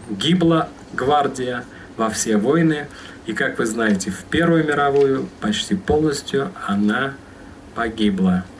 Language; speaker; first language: Russian; native; Russian